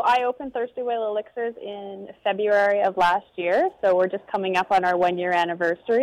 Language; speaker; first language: English; native; English